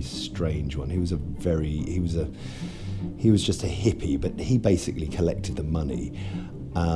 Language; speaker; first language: English; native; English